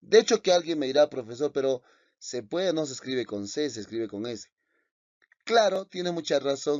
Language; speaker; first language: Spanish; native; Spanish